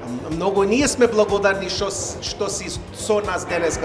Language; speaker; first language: Macedonian; early bilingual, heritage; Macedonian